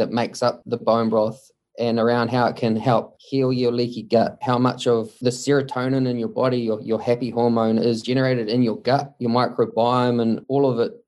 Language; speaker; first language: English; native; English